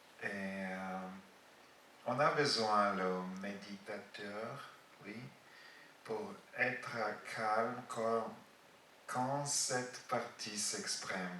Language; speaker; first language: French; non-native, fluent; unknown